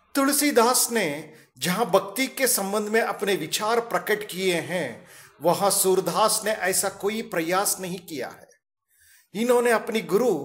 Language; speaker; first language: Hindi; non-native, local second language; Kannada